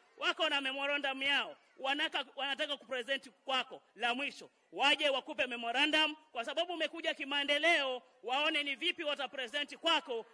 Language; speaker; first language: Swahili; native; Swahili